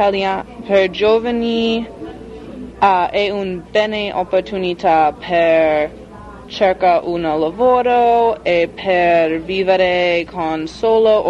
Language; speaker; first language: Italian; non-native, learner; English